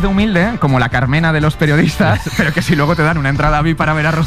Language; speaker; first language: Spanish; native; Spanish